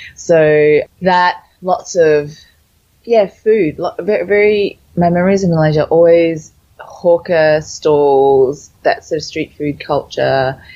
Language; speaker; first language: English; early bilingual, other home language; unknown